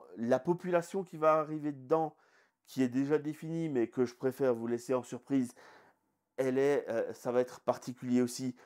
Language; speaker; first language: French; native; French